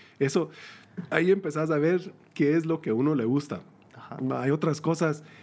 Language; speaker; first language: Spanish; early bilingual, heritage; Spanish